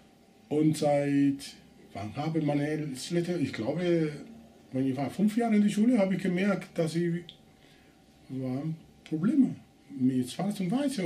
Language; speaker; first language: German; non-native, learner; Spanish